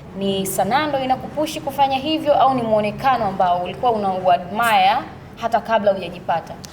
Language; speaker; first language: Swahili; native; Swahili